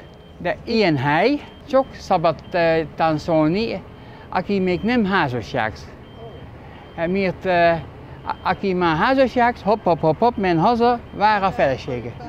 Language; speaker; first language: Hungarian; non-native, learner; Dutch